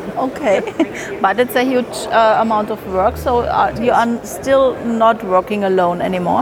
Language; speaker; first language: English; non-native, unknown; German